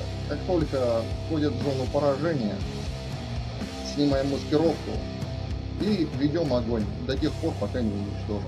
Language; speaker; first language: Russian; native; Russian